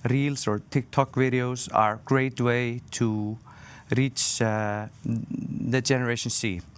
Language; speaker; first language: English; non-native, fluent; Icelandic